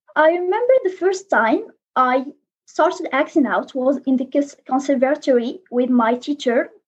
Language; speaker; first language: English; non-native, learner; Arabic